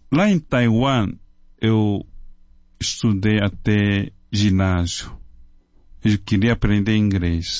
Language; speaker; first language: Portuguese; non-native, fluent; Chinese